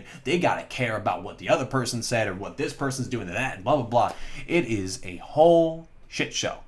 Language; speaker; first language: English; native; English